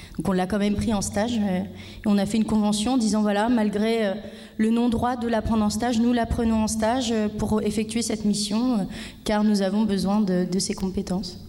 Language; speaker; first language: French; native; French